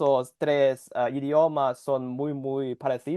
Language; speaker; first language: Spanish; non-native, learner; Cantonese